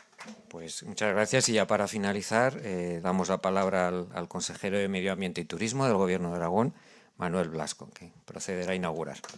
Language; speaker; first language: Spanish; native; Spanish